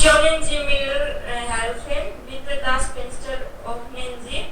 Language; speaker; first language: German; non-native, learner; Hindi